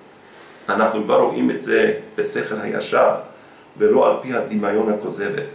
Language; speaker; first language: Hebrew; non-native, fluent; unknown